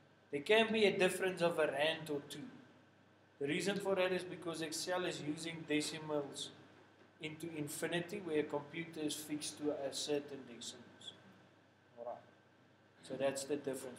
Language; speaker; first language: English; non-native, local second language; Afrikaans